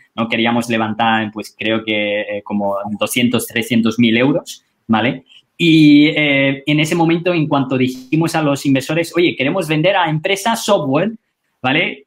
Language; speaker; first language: Spanish; non-native, fluent; Chinese